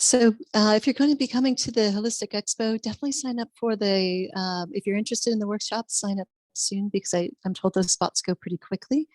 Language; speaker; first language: English; native; English